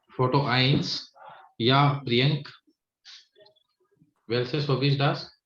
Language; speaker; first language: German; non-native, fluent; Hindi